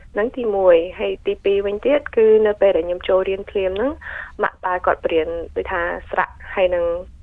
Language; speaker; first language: Khmer; early bilingual, heritage; Khmer